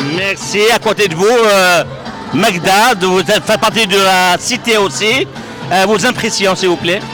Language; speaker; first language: French; non-native, local second language; Kabyle